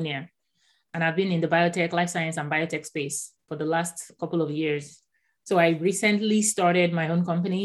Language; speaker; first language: English; non-native, local second language; Yoruba